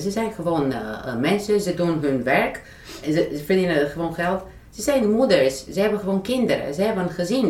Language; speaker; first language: Dutch; non-native, fluent; Romanian